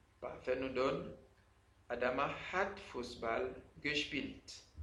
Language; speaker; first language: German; non-native, fluent; French